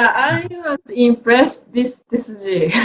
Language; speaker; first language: English; non-native, learner; Japanese